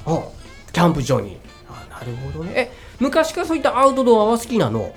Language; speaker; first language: Japanese; native; Japanese